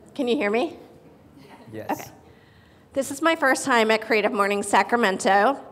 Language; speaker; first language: English; native; English